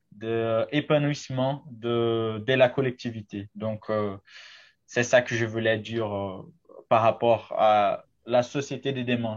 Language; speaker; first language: French; non-native, fluent; Portuguese